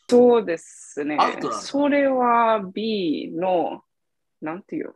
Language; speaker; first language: Japanese; non-native, fluent; Italian